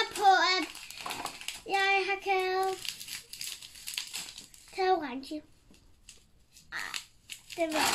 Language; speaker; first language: Danish; native; Danish